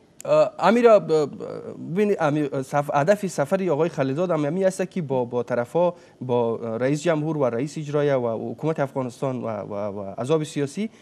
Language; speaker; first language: Persian; native; Persian